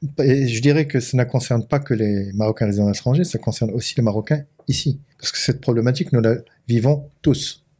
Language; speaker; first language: French; non-native, local second language; Arabic